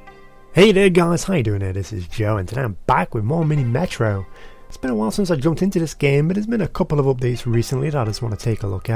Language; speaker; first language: English; native; English